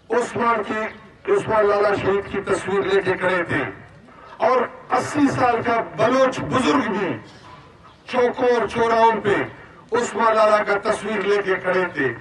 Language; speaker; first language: Urdu; non-native, local second language; Baluchi